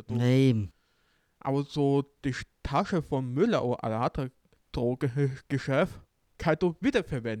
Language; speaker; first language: German; non-native, learner; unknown